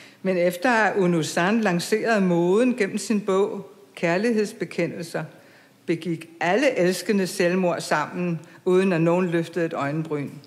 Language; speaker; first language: Danish; native; Danish